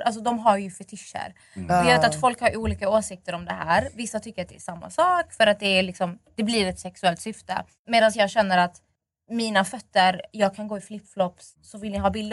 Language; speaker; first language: Swedish; native; Swedish